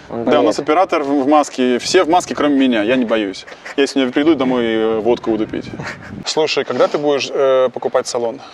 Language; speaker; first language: Russian; native; Russian